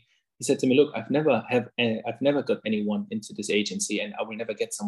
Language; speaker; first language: English; non-native, fluent; German